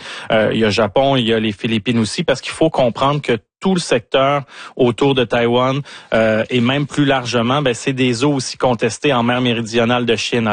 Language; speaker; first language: French; native; French